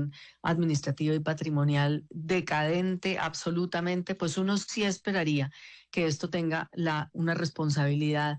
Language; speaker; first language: Spanish; native; Spanish